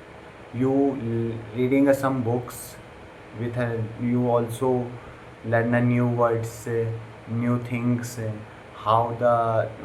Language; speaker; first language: English; non-native, learner; Hindi